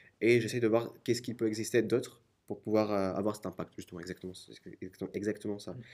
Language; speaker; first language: French; non-native, fluent; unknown